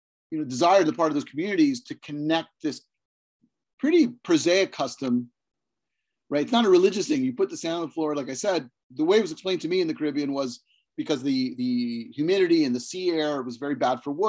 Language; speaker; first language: English; native; English